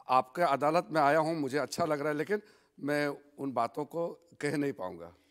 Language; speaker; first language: Hindi; non-native, local second language; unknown